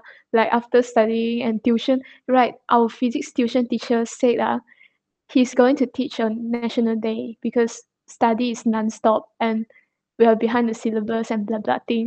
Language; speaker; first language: English; non-native, local second language; Chinese